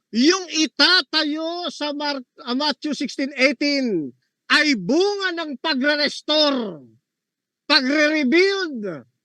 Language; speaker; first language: Filipino; native; Filipino